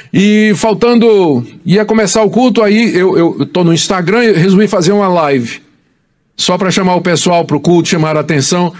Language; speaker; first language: Portuguese; native; Portuguese